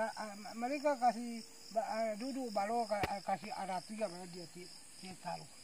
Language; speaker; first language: Indonesian; non-native, local second language; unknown